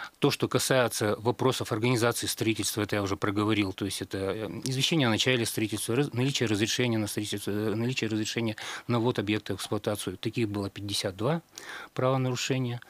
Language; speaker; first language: Russian; native; Russian